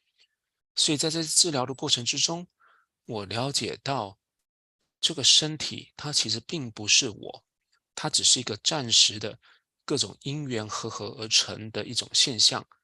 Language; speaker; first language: Chinese; native; Chinese